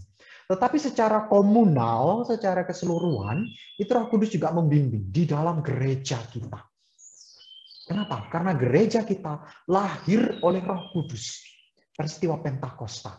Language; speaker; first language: Indonesian; native; Indonesian